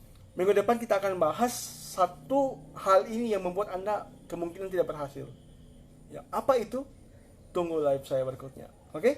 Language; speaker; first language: Indonesian; native; Indonesian